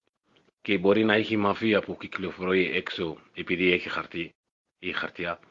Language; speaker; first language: Greek; non-native, fluent; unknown